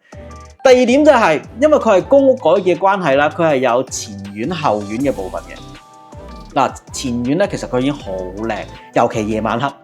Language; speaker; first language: Cantonese; native; Cantonese